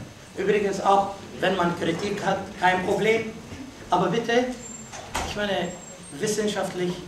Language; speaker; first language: German; non-native, fluent; Arabic